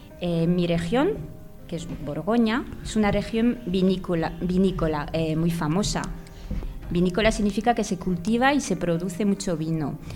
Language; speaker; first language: Spanish; non-native, fluent; French